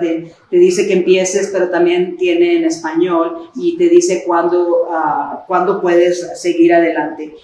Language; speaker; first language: Spanish; early bilingual, other home language; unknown